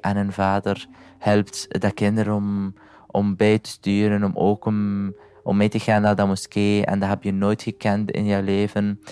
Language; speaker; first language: Dutch; non-native, fluent; Arabic